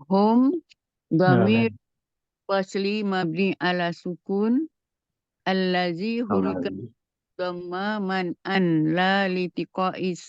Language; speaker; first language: Arabic; non-native, learner; Indonesian